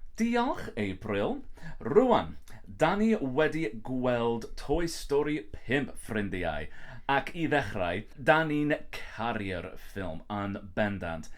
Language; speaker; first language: Welsh; non-native, learner; English